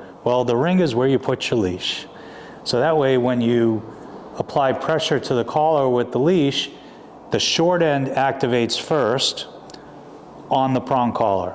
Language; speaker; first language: English; native; English